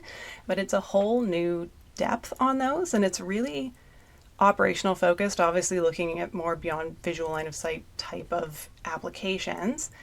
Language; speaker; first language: English; native; English